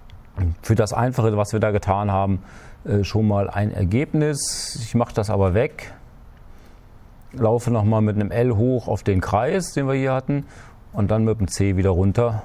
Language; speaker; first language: German; native; German